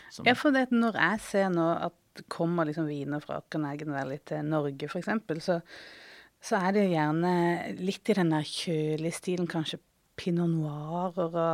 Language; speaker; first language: Norwegian; native; Norwegian